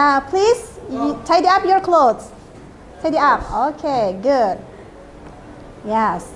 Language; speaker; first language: English; non-native, fluent; Indonesian